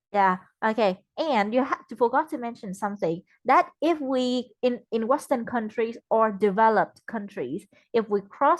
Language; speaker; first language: English; non-native, fluent; Vietnamese